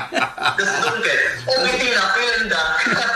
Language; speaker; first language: German; non-native, learner; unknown